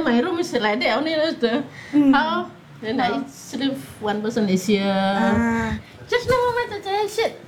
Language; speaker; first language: English; non-native, local second language; Indonesian